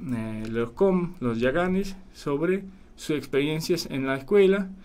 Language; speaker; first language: Spanish; non-native, fluent; Polish